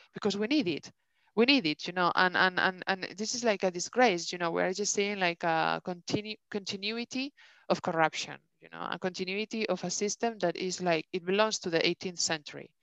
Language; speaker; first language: English; non-native, fluent; Spanish